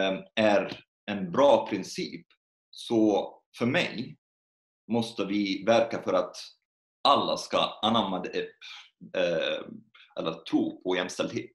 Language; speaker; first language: Swedish; non-native, fluent; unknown